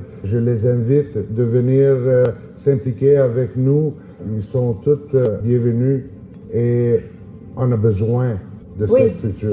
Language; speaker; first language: French; non-native, local second language; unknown